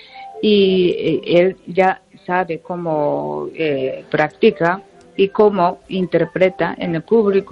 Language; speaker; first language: Spanish; non-native, learner; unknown